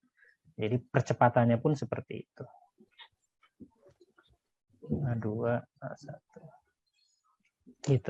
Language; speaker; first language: Indonesian; native; Indonesian